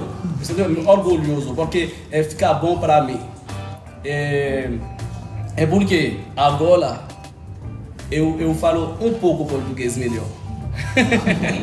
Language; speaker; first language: Portuguese; non-native, learner; Haitian Creole